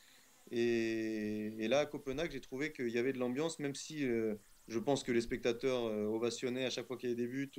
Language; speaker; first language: French; native; French